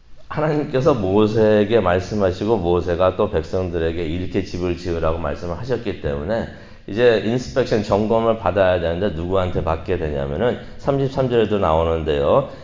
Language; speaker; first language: Korean; native; Korean